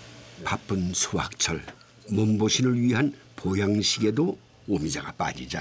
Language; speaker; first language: Korean; native; Korean